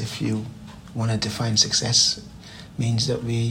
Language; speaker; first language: English; native; English